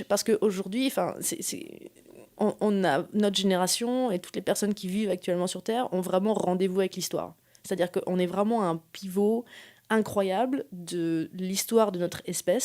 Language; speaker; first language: French; native; French